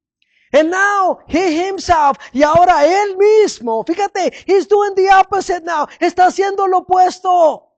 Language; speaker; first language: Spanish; early bilingual, heritage; Spanish